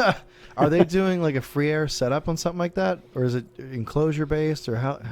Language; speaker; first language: English; native; English